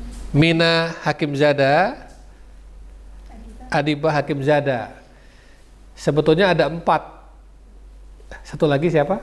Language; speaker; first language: Indonesian; native; Indonesian